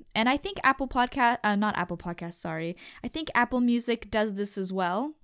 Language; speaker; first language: English; native; English